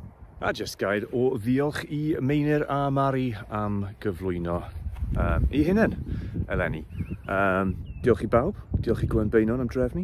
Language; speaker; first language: Welsh; native; Welsh